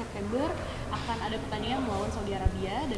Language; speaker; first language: Indonesian; native; Indonesian